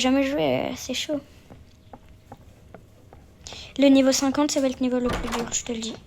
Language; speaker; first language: French; native; French